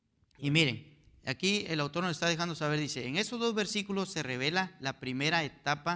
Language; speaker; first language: Spanish; native; Spanish